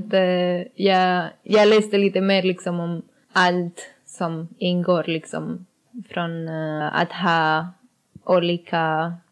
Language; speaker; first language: Swedish; non-native, learner; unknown